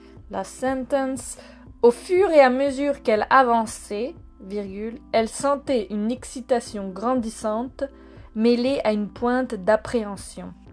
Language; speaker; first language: French; native; French